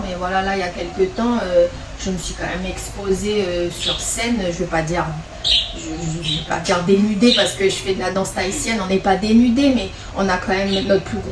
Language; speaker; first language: French; native; French